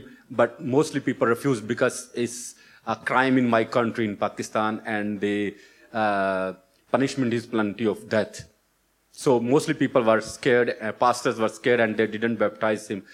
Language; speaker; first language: English; non-native, local second language; Urdu